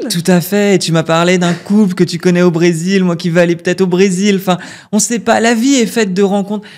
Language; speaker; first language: French; native; French